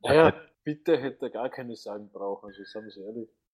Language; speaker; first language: German; native; German